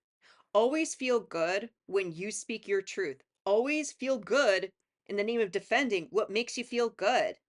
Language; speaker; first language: English; native; English